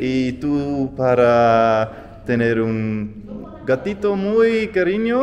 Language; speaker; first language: Spanish; non-native, learner; Dutch